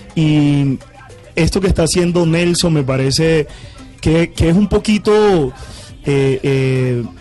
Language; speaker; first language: Spanish; native; Spanish